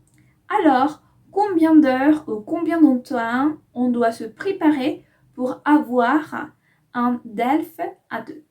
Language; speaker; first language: French; non-native, fluent; Spanish